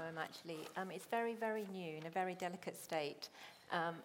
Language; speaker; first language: English; non-native, local second language; Punjabi